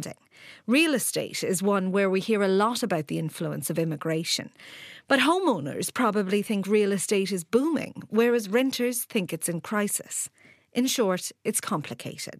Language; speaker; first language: English; native; English